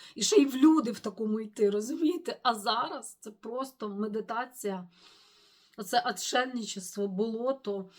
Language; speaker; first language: Ukrainian; non-native, local second language; Russian